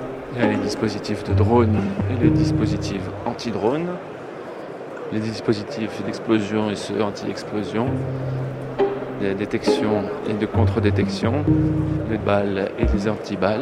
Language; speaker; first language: French; native; French